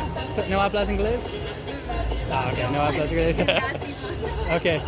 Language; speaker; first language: Spanish; non-native, learner; English